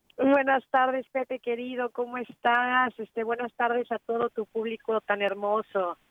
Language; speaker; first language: Spanish; native; Spanish